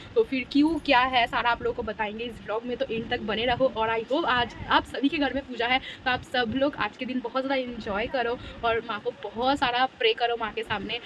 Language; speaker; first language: Hindi; non-native, local second language; Bangla